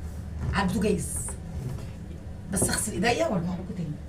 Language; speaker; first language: Arabic; native; Arabic